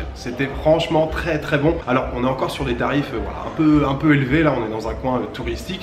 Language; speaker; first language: French; native; French